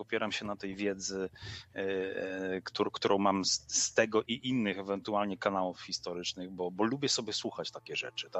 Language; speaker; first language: Polish; native; Polish